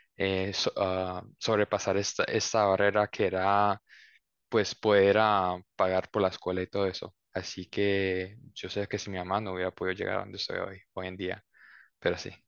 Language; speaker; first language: Spanish; early bilingual, heritage; Spanish